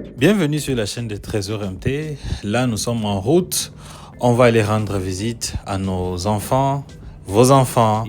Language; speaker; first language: French; non-native, local second language; Lingala